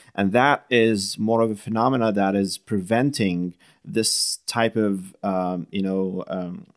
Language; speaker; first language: English; non-native, fluent; Arabic